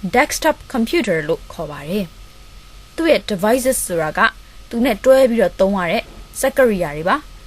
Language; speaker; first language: Burmese; native; Burmese